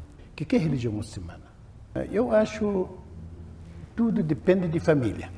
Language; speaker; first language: Portuguese; non-native, learner; Arabic